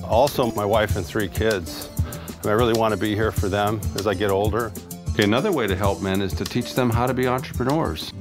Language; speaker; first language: English; native; English